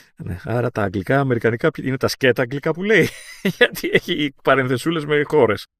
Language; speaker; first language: Greek; native; Greek